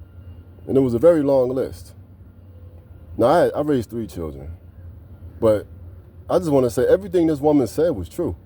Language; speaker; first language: English; native; English